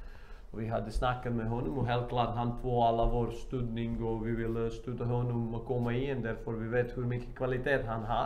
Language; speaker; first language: Swedish; non-native, fluent; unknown